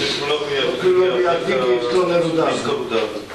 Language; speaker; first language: Polish; native; Polish